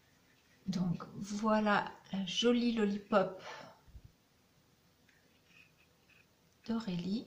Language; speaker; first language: French; native; French